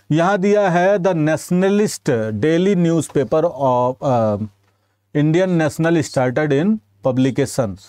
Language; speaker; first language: Hindi; native; Hindi